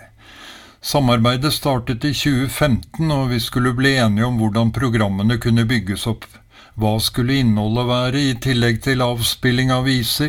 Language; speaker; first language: Norwegian; native; Norwegian